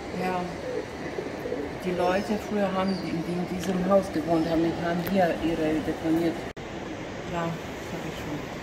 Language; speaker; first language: German; non-native, fluent; Bosnian